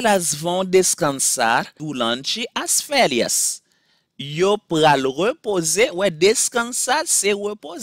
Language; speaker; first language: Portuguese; non-native, fluent; Haitian Creole